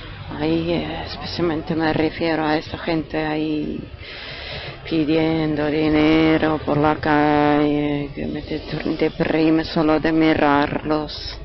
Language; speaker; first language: Spanish; non-native, fluent; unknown